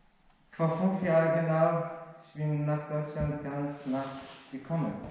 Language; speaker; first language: German; non-native, learner; Arabic